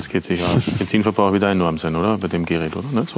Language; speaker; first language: German; native; German